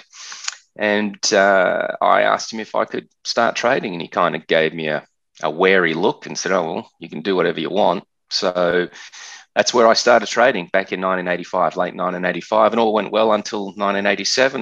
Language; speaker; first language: English; native; English